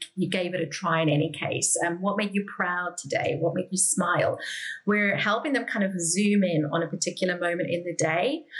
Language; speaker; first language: English; native; English